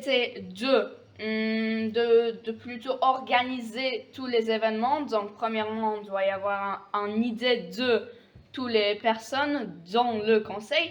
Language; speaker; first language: French; non-native, fluent; Polish